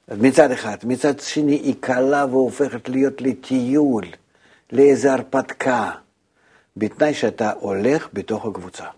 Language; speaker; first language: Hebrew; non-native, fluent; Russian